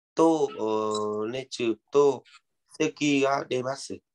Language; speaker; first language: Japanese; non-native, learner; Vietnamese